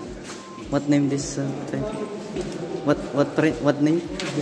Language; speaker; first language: English; non-native, learner; Filipino